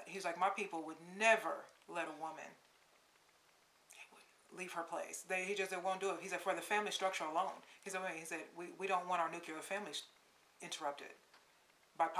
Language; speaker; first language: English; native; English